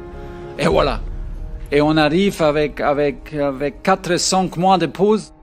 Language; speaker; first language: French; non-native, fluent; German